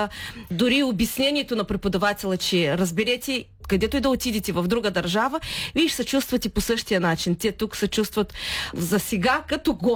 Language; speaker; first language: Bulgarian; early bilingual, heritage; Bulgarian